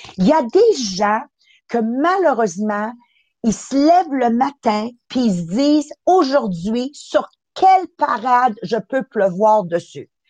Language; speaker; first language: French; native; French